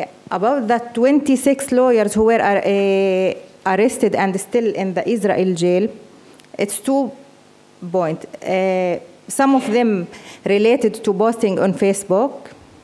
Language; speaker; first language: English; non-native, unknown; Arabic